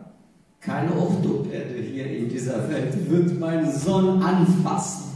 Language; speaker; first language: German; non-native, learner; Portuguese